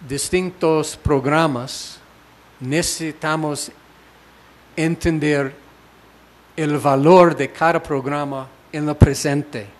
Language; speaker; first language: Spanish; non-native, fluent; English